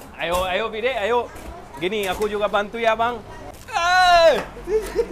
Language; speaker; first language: Indonesian; non-native, fluent; Urdu